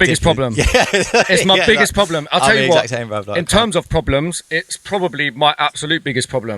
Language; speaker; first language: English; native; English